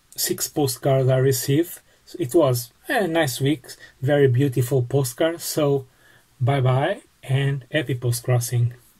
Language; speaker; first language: English; non-native, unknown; Portuguese